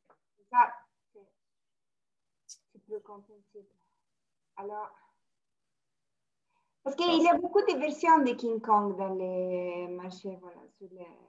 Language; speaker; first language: French; non-native, fluent; Italian